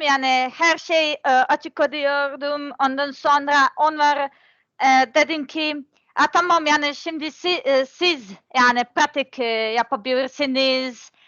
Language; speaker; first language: Turkish; non-native, learner; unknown